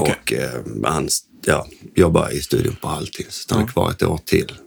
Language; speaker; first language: Swedish; native; Swedish